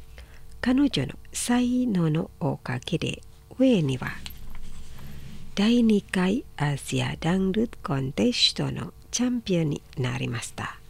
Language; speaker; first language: Japanese; non-native, fluent; Indonesian